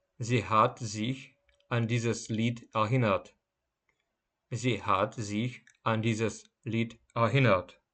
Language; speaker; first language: German; non-native, fluent; Ukrainian